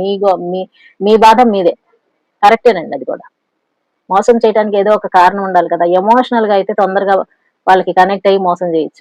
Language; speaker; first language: Telugu; native; Telugu